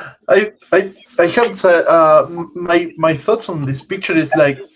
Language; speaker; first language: English; non-native, fluent; Spanish